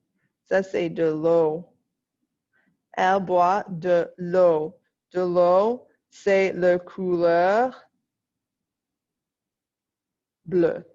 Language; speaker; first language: French; non-native, fluent; English